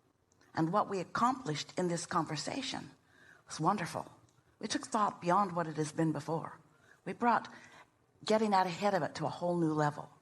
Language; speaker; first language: English; native; English